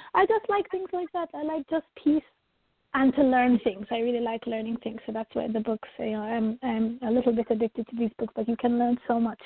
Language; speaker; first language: English; native; English